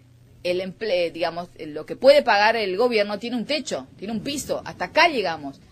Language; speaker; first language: Spanish; native; Spanish